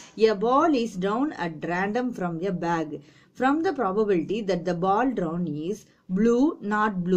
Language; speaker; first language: English; non-native, local second language; Tamil